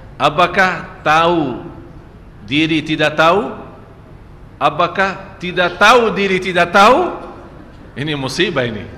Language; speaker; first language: Malay; non-native, fluent; Arabic